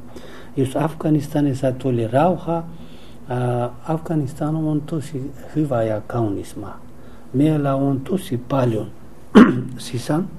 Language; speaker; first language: Finnish; non-native, learner; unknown